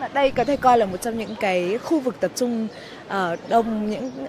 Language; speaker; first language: Vietnamese; native; Vietnamese